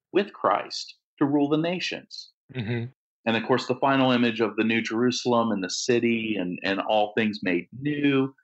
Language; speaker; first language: English; native; English